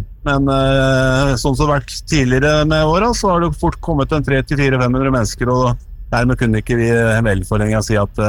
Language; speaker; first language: Norwegian; native; Norwegian